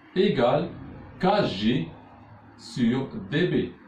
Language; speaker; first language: French; non-native, local second language; Arabic